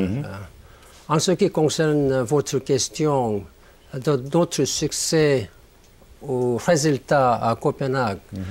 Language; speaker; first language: French; non-native, learner; Korean